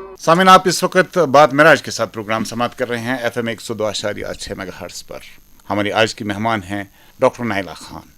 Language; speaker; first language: Urdu; non-native, local second language; Kashmiri